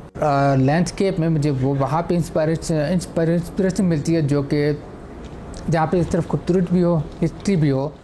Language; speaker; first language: Urdu; native; Urdu